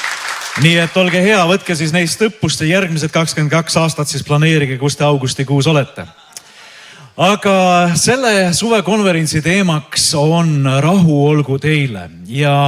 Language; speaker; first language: Estonian; native; Estonian